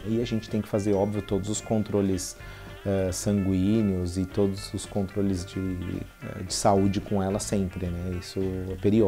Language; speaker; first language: Portuguese; native; Portuguese